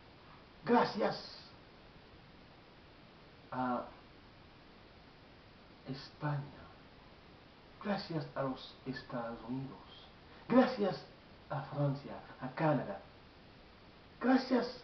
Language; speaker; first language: Spanish; non-native, learner; Haitian Creole